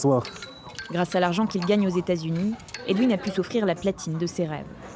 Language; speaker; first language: French; native; French